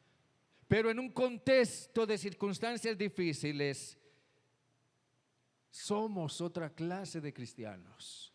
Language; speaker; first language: Spanish; native; Spanish